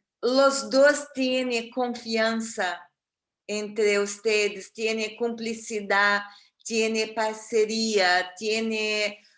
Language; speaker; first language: Spanish; non-native, fluent; Portuguese